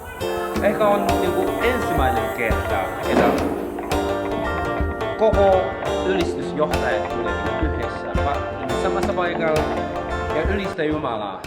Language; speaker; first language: Finnish; non-native, fluent; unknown